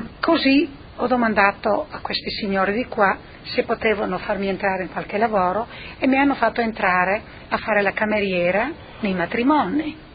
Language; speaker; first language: Italian; non-native, local second language; Friulian